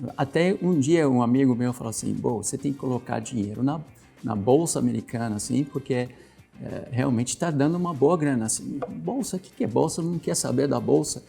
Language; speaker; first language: Portuguese; non-native, fluent; English